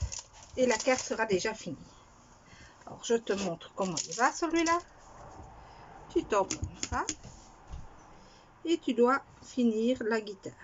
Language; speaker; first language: French; native; French